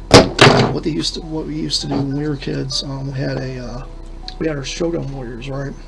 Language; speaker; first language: English; native; English